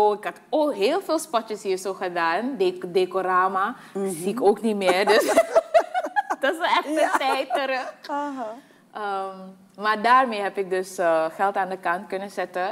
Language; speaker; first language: Dutch; native; Dutch